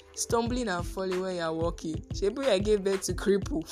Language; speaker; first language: English; non-native, local second language; Yoruba